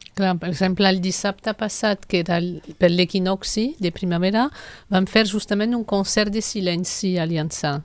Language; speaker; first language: Catalan; non-native, fluent; French